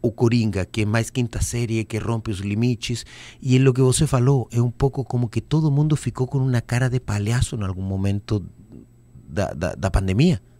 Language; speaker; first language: Portuguese; non-native, learner; Spanish